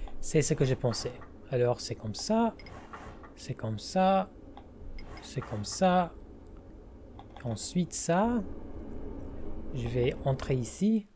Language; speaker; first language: French; non-native, learner; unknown